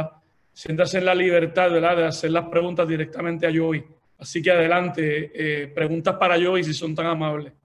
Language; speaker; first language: Spanish; native; Spanish